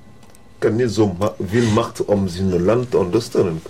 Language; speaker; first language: Dutch; non-native, learner; French